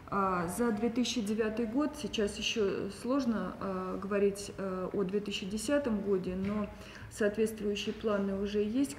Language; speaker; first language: Russian; native; Russian